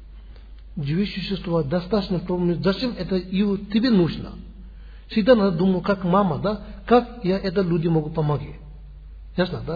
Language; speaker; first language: Russian; non-native, learner; Tibetan